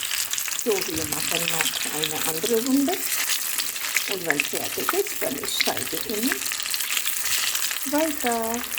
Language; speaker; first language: German; non-native, learner; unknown